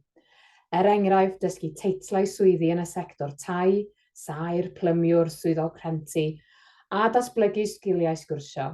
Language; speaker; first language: Welsh; native; Welsh